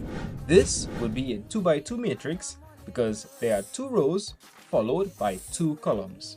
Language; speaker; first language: English; native; English